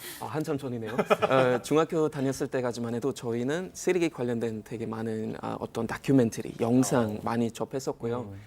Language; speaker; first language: Korean; non-native, fluent; German